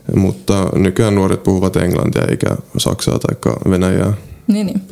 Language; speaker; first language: Finnish; early bilingual, other home language; Polish